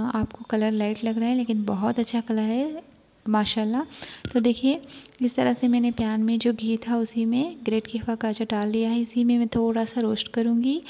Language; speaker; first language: Hindi; non-native, local second language; Urdu